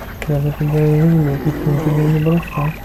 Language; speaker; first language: Russian; native; Russian